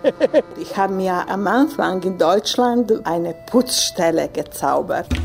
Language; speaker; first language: German; non-native, learner; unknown